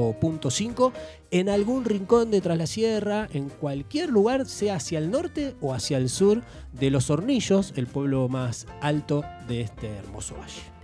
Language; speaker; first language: Spanish; native; Spanish